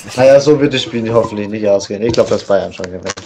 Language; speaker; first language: German; native; German